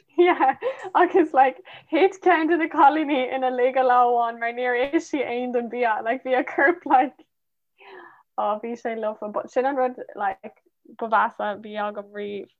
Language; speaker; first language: Irish; non-native, local second language; English